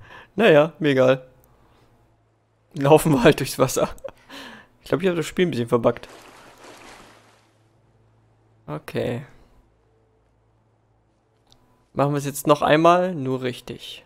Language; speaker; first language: German; native; German